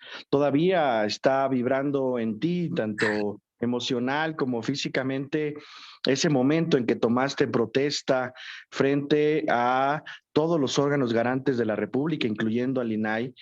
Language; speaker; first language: Spanish; native; Spanish